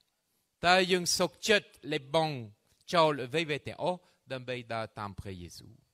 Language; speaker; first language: Khmer; non-native, fluent; French